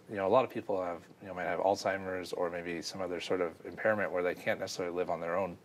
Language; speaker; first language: English; native; English